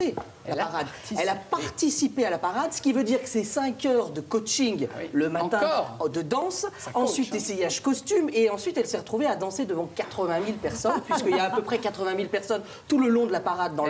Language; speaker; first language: French; native; French